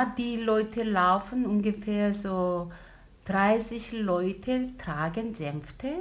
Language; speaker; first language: German; non-native, learner; Korean